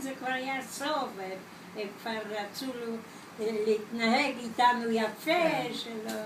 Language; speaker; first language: Hebrew; non-native, fluent; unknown